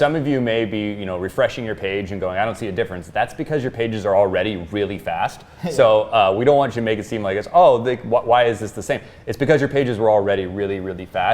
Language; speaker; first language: English; native; English